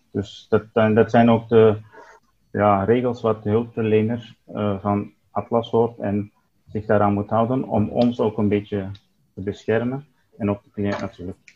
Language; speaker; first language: Dutch; non-native, fluent; Turkish